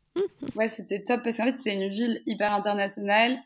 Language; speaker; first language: French; native; French